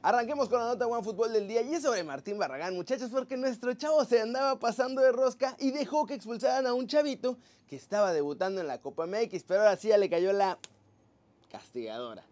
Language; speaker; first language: Spanish; native; Spanish